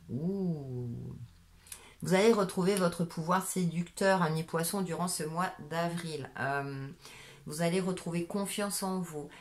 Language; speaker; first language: French; native; French